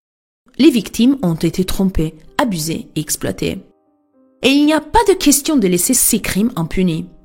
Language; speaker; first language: French; native; French